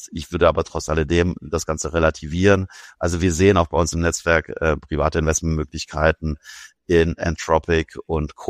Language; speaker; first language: German; native; German